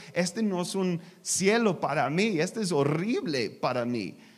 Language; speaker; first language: Spanish; non-native, learner; English